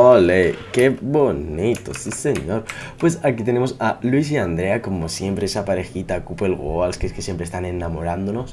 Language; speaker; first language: Spanish; native; Spanish